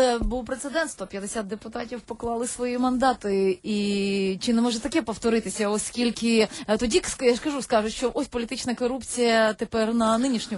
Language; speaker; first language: Ukrainian; native; Ukrainian